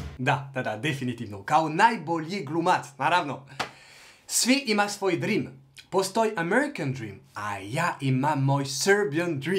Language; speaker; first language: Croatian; non-native, learner; French